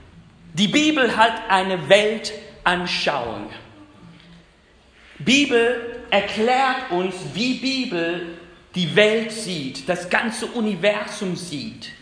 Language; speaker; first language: German; non-native, fluent; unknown